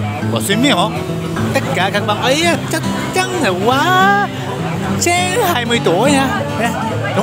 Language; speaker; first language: Vietnamese; non-native, learner; Japanese